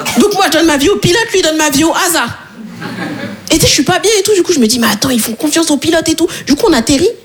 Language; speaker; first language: French; native; French